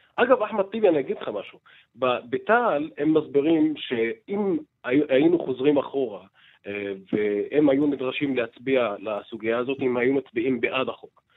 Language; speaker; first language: Hebrew; non-native, local second language; Arabic